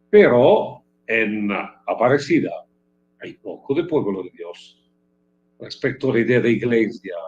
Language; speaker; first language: Spanish; non-native, fluent; Italian